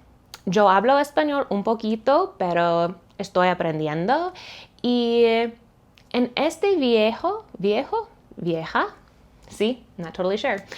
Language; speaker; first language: Spanish; non-native, learner; English